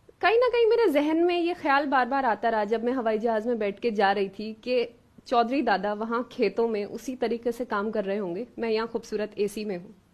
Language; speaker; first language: Hindi; native; Hindi